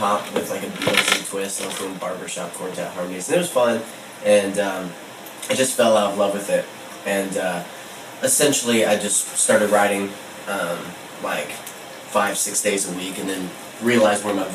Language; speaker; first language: English; native; English